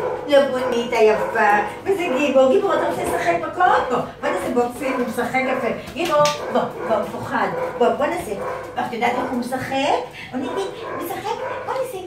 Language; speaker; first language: Hebrew; native; Hebrew